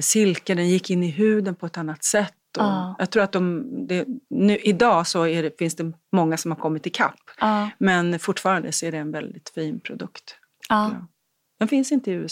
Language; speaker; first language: Swedish; native; Swedish